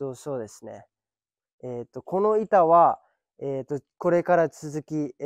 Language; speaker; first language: Japanese; early bilingual, heritage; Japanese